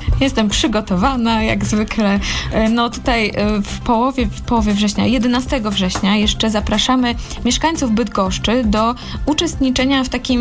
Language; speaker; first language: Polish; native; Polish